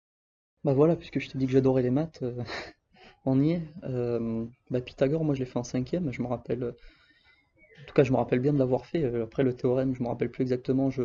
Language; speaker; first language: French; native; French